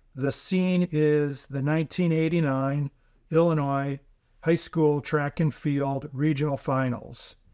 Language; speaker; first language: English; native; English